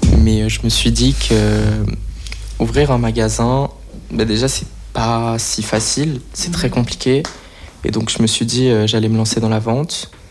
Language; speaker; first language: French; early bilingual, other home language; Portuguese